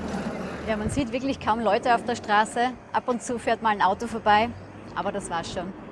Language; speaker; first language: German; native; German